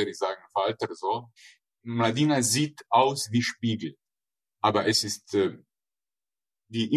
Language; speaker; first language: German; non-native, fluent; Slovenian